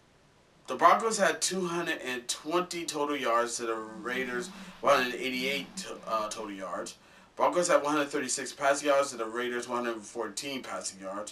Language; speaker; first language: English; native; English